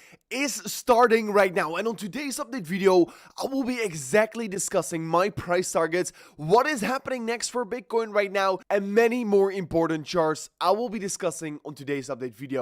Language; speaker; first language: English; non-native, fluent; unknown